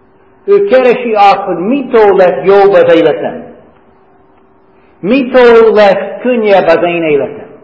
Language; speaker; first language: Hungarian; non-native, fluent; English